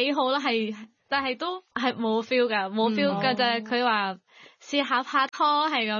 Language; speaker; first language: Cantonese; non-native, learner; Thai